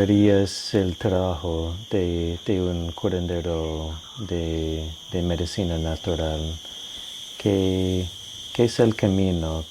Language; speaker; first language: Spanish; non-native, fluent; English